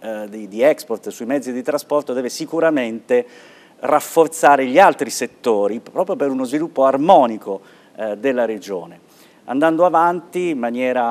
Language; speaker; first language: Italian; native; Italian